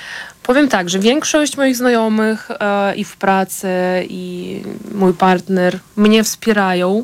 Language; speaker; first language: Polish; non-native, fluent; Ukrainian